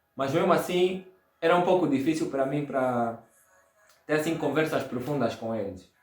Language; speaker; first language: Portuguese; native; Portuguese